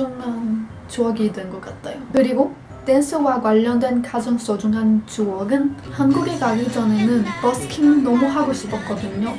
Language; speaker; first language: Korean; non-native, fluent; Portuguese